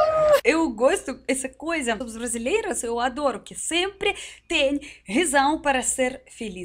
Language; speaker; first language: Portuguese; non-native, learner; Russian